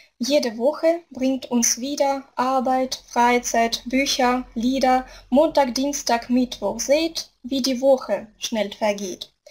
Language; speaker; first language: German; non-native, fluent; Russian